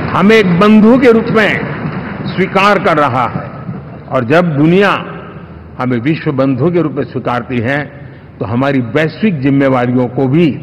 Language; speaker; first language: Hindi; non-native, local second language; Gujarati